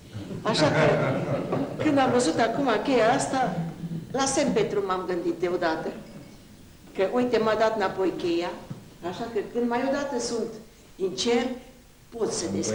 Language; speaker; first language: Romanian; non-native, local second language; Hungarian